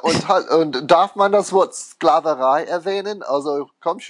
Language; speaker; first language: German; non-native, fluent; English